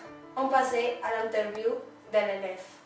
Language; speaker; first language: French; non-native, learner; Spanish